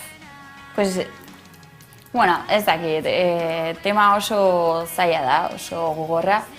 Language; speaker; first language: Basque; non-native, local second language; Spanish